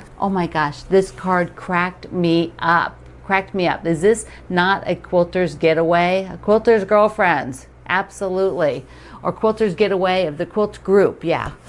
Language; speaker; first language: English; native; English